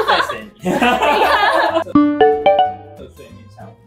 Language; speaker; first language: Chinese; native; Chinese